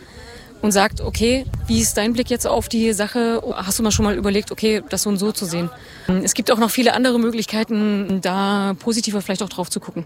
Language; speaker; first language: German; native; German